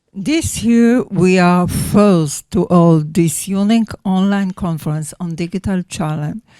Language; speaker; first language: English; non-native, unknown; Hebrew